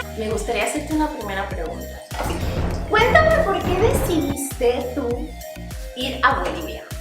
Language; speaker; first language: Spanish; native; Spanish